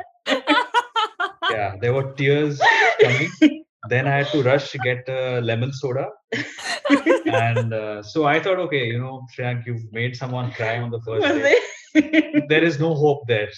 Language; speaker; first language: English; non-native, local second language; Kannada